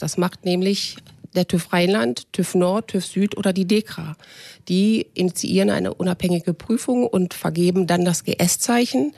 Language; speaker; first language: German; native; German